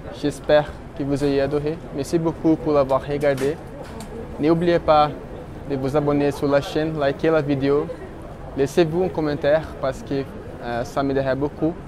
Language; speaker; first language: French; non-native, fluent; Portuguese